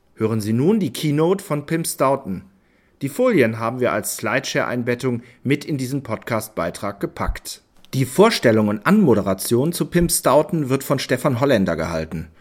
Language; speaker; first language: German; native; German